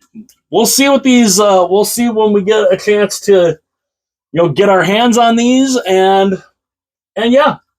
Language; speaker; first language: English; native; English